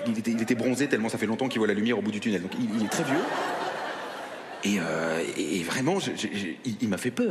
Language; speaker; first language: French; native; French